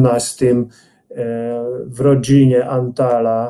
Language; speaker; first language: Polish; non-native, fluent; Hungarian